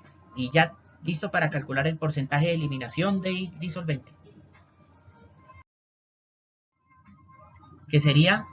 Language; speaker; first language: Spanish; native; Spanish